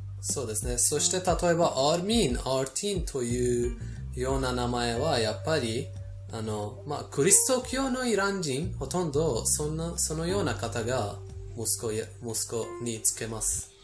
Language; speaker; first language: Japanese; non-native, fluent; Persian